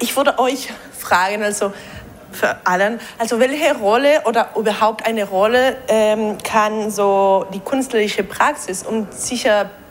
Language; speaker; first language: German; non-native, learner; Spanish